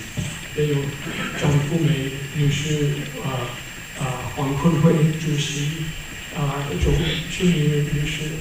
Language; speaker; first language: Chinese; non-native, fluent; English